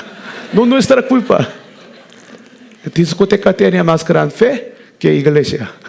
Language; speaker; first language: Spanish; non-native, learner; Korean